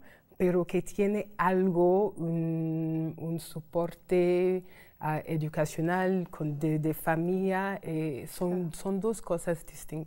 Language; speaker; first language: Spanish; non-native, fluent; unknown